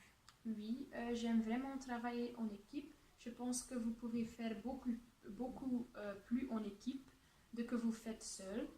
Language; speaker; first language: French; non-native, local second language; Dutch